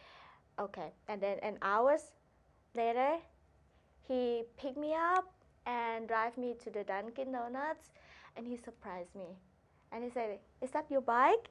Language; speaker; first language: English; non-native, learner; Thai